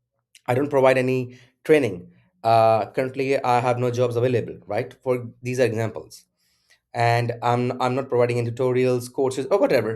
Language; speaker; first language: English; non-native, local second language; Urdu